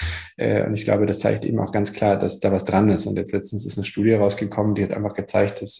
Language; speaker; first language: German; native; German